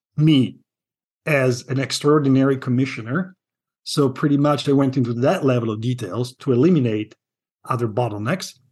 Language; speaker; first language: English; non-native, fluent; Italian